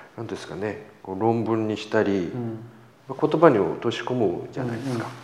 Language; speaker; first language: Japanese; native; Japanese